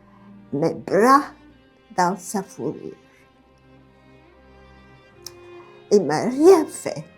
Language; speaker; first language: French; non-native, fluent; Bulgarian